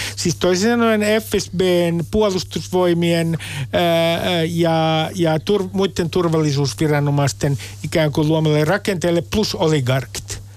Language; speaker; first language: Finnish; native; Finnish